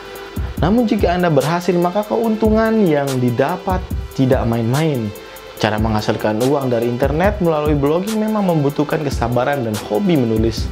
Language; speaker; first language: Indonesian; native; Indonesian